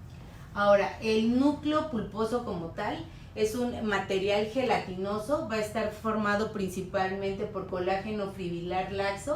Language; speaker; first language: Spanish; native; Spanish